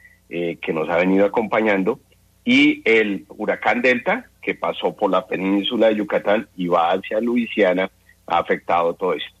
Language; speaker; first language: Spanish; native; Spanish